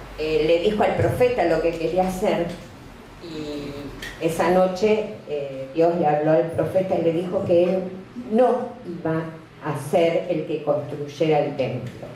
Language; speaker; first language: Spanish; native; Spanish